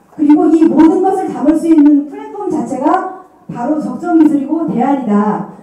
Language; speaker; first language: Korean; native; Korean